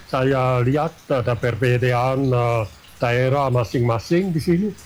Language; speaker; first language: Indonesian; non-native, fluent; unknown